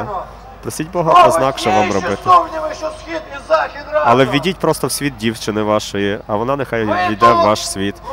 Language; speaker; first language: Ukrainian; native; Ukrainian